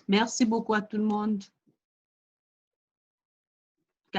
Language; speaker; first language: French; non-native, learner; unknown